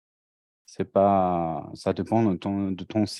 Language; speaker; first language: French; non-native, fluent; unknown